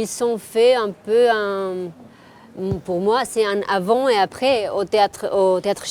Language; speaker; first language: French; non-native, fluent; Spanish